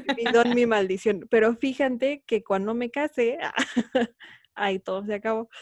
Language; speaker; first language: Spanish; native; Spanish